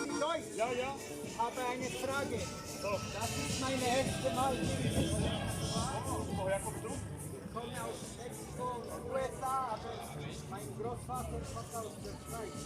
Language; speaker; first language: German; non-native, learner; English